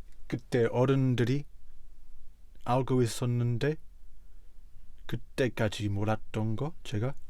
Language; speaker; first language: Korean; non-native, fluent; English